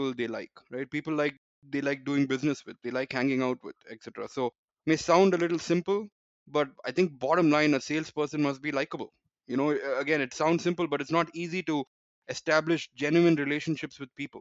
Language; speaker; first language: English; non-native, local second language; Tamil